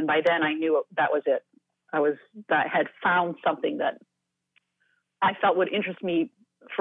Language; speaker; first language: English; native; English